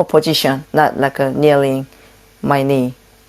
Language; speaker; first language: English; non-native, fluent; Korean